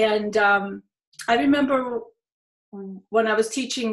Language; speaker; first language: English; non-native, fluent; Serbian